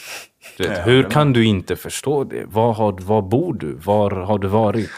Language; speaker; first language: Swedish; early bilingual, other home language; Swahili